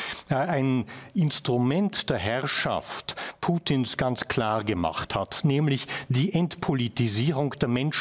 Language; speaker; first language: German; native; German